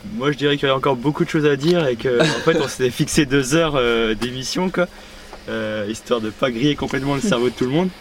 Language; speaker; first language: French; native; French